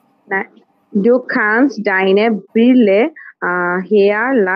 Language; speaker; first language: German; non-native, learner; Bangla